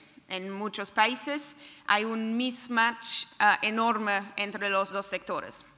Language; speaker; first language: Spanish; non-native, fluent; German